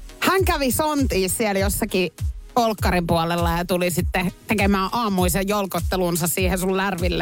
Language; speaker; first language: Finnish; native; Finnish